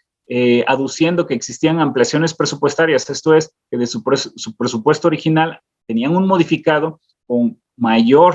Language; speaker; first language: Spanish; native; Spanish